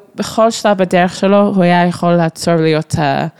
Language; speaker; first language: Hebrew; non-native, fluent; English